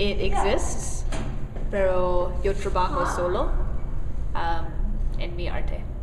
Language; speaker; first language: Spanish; non-native, learner; English